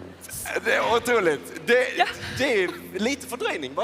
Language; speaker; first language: Swedish; native; Swedish